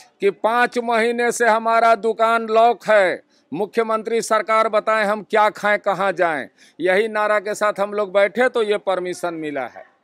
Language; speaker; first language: Hindi; native; Hindi